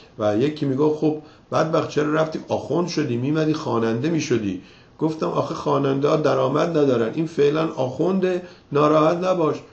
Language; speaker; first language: Persian; native; Persian